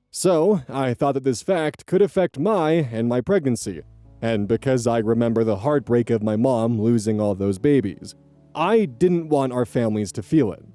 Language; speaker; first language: English; native; English